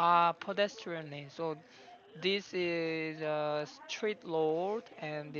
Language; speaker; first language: English; non-native, learner; Korean